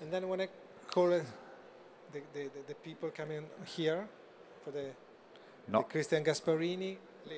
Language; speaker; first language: English; non-native, learner; Italian